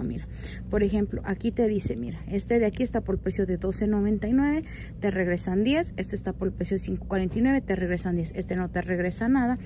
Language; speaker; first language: Spanish; native; Spanish